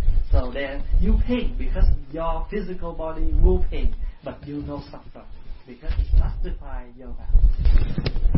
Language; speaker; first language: English; non-native, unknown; Vietnamese